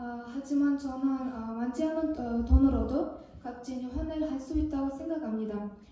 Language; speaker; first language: Korean; non-native, learner; Kazakh